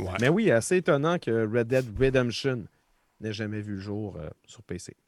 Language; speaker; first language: French; native; French